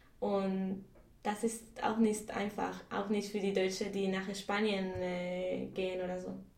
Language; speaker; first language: German; non-native, fluent; Spanish